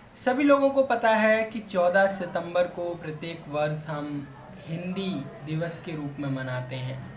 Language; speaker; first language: Hindi; native; Hindi